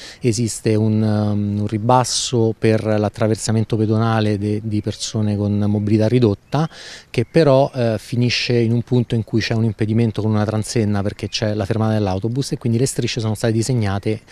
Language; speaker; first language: Italian; native; Italian